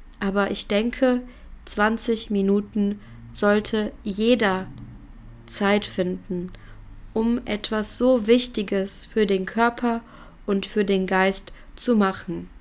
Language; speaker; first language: German; native; German